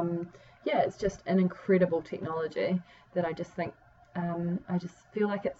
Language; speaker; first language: English; native; English